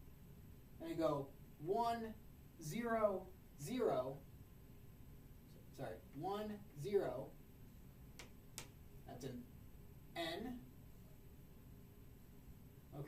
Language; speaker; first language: English; native; English